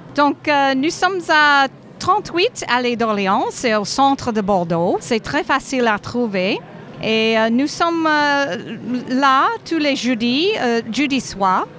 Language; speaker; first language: French; non-native, fluent; English